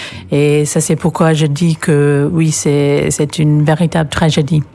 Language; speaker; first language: French; non-native, fluent; English